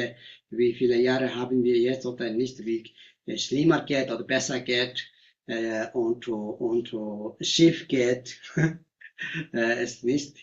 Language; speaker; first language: German; non-native, learner; Tibetan